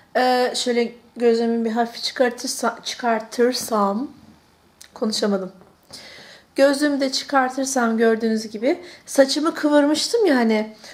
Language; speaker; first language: Turkish; early bilingual, heritage; Turkish